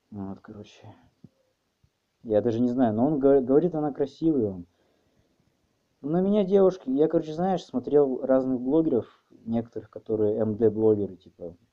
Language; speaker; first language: Russian; native; Russian